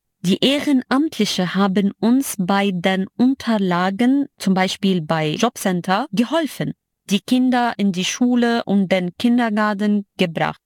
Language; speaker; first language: German; non-native, fluent; Arabic